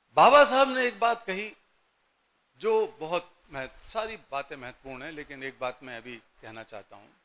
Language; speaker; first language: Hindi; native; Hindi